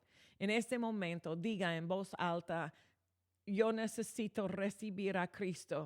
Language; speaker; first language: Spanish; non-native, fluent; English